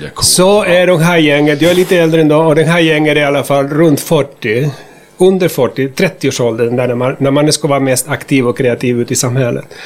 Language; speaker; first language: Swedish; non-native, fluent; Spanish